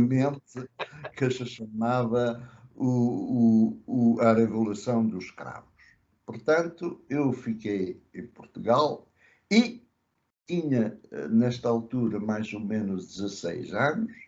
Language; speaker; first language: Portuguese; early bilingual, other home language; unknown